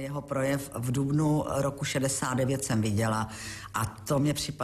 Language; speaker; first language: Czech; native; Czech